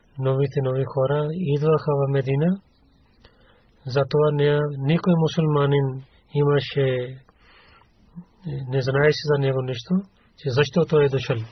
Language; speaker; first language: Bulgarian; non-native, learner; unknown